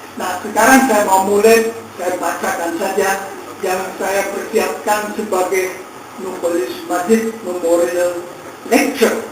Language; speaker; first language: Indonesian; non-native, fluent; German